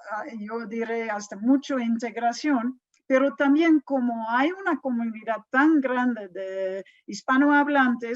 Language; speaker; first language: Spanish; non-native, fluent; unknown